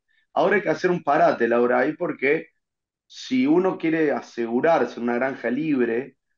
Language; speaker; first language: Spanish; native; Spanish